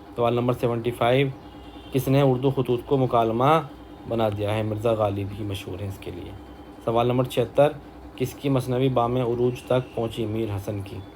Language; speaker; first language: Urdu; native; Urdu